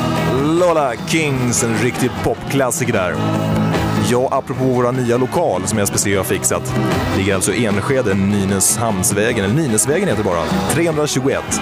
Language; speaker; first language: Swedish; native; Swedish